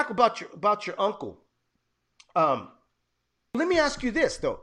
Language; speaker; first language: English; early bilingual, other home language; Spanish